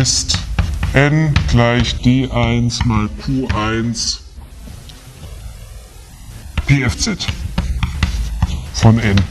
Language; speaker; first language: German; native; German